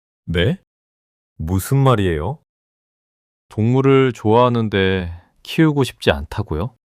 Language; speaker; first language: Korean; early bilingual, heritage; English